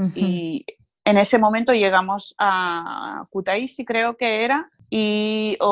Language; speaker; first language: Spanish; non-native, fluent; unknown